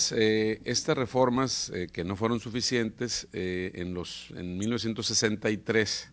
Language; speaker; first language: Spanish; native; Spanish